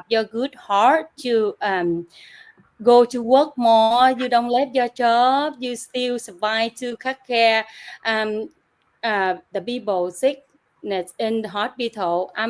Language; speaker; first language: English; non-native, learner; Vietnamese